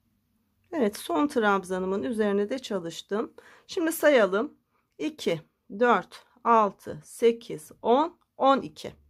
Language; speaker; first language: Turkish; native; Turkish